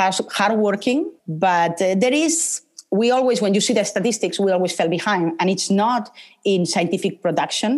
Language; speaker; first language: English; non-native, fluent; Spanish